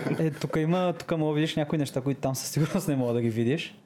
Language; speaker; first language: Bulgarian; native; Bulgarian